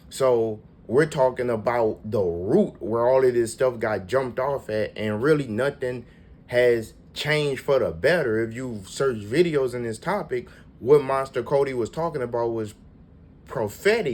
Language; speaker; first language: English; native; English